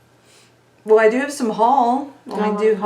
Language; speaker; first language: English; native; English